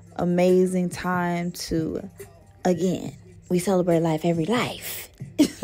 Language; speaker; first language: English; native; English